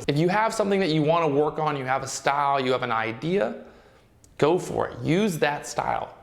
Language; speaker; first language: English; native; English